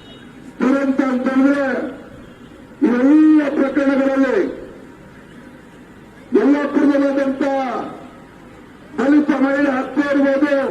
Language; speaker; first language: Kannada; native; Kannada